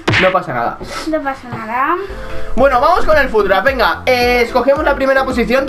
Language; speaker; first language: Spanish; native; Spanish